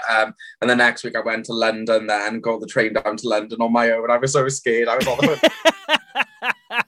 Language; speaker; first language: English; native; English